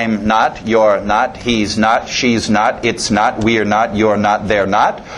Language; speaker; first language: English; non-native, fluent; Portuguese